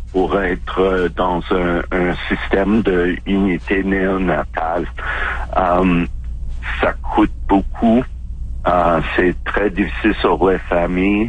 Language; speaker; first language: French; non-native, local second language; English